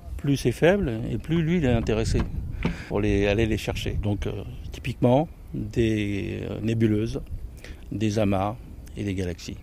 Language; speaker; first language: French; native; French